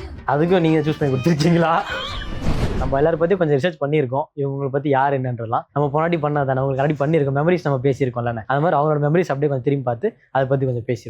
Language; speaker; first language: Tamil; native; Tamil